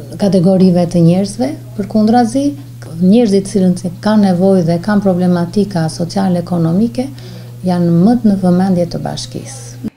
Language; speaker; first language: Albanian; native; Albanian